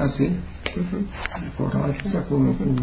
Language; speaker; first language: Italian; early bilingual, heritage; Portuguese